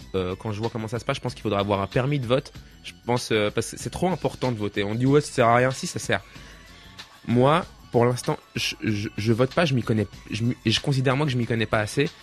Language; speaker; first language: French; native; French